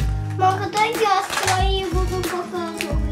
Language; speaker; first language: Russian; early bilingual, heritage; Russian